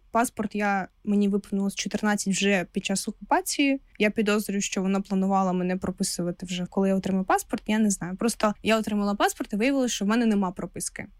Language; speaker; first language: Ukrainian; non-native, local second language; Russian